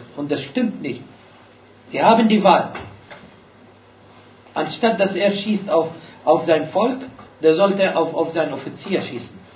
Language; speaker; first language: German; non-native, fluent; Arabic